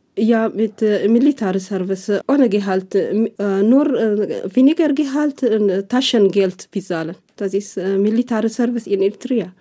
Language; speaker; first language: German; non-native, learner; Tigrinya